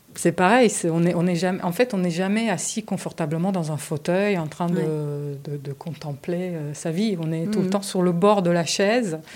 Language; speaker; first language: French; early bilingual, other home language; Romanian